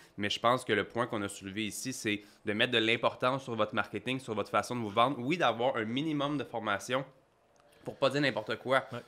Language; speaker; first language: French; native; French